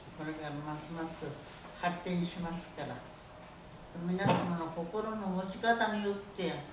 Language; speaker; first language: Japanese; non-native, fluent; Korean